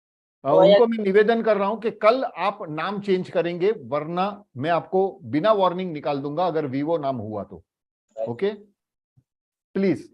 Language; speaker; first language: Hindi; native; Hindi